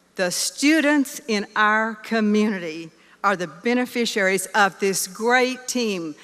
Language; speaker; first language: English; native; English